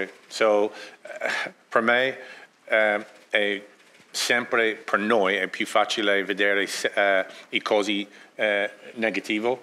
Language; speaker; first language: Italian; non-native, learner; English